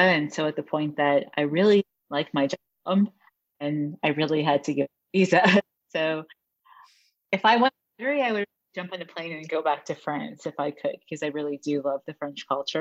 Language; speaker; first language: English; native; English